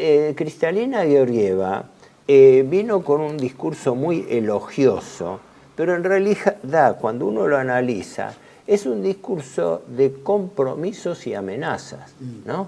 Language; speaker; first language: Spanish; native; Spanish